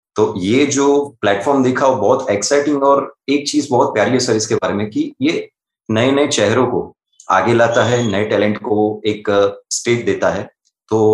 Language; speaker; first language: Hindi; non-native, local second language; Gujarati